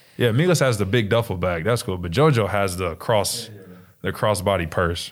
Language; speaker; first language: English; native; English